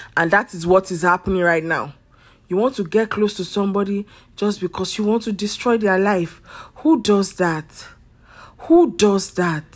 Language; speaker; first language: Nigerian Pidgin; non-native, local second language; Yoruba